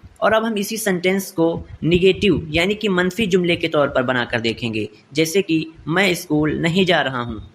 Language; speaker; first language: Urdu; native; Urdu